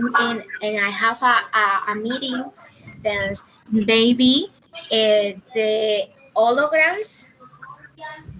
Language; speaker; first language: English; non-native, learner; Spanish